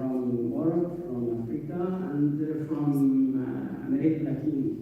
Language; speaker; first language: English; non-native, fluent; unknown